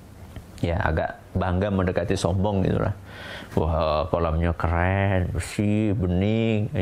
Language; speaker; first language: Indonesian; native; Indonesian